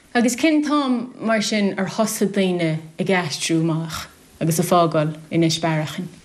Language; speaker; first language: Irish; native; Irish